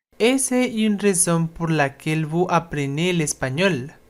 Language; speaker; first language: French; non-native, learner; Spanish